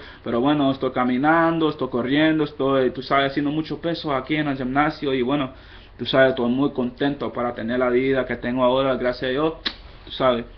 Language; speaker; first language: Spanish; non-native, fluent; English